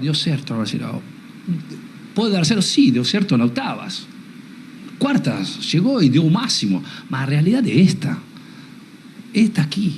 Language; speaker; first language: Portuguese; non-native, learner; Spanish